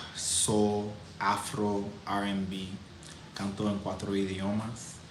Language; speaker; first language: Spanish; non-native, fluent; English